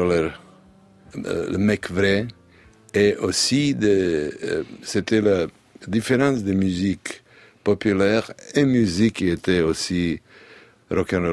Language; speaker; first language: French; non-native, learner; Serbian